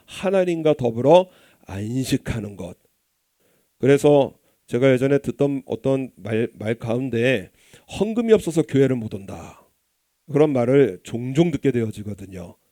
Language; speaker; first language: Korean; native; Korean